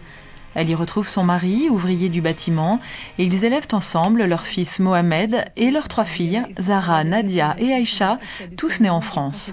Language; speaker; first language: French; native; French